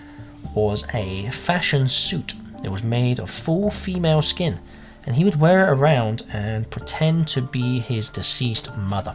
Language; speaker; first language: English; native; English